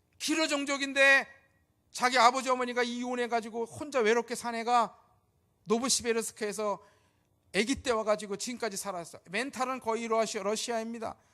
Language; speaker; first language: Korean; native; Korean